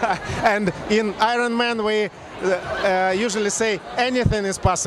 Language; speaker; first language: English; non-native, fluent; Russian